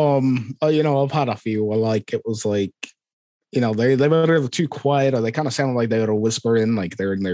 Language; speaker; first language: English; native; English